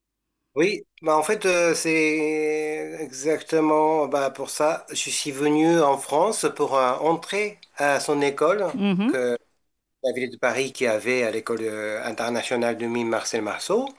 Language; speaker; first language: French; non-native, fluent; Japanese